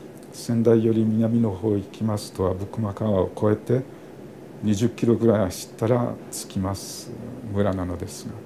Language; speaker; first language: Japanese; non-native, fluent; French